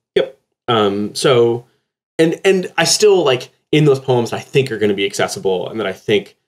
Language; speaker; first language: English; native; English